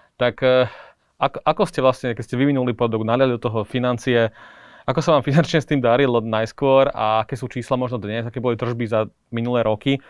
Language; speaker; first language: Slovak; native; Slovak